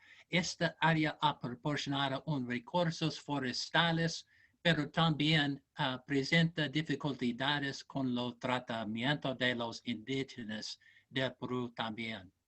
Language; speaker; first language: Spanish; non-native, learner; English